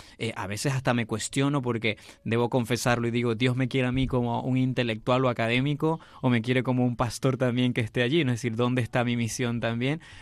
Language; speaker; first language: Spanish; native; Spanish